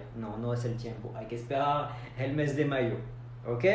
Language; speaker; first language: Spanish; non-native, fluent; French